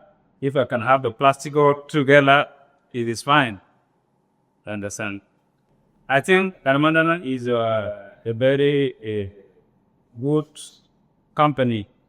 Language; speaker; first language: English; non-native, learner; French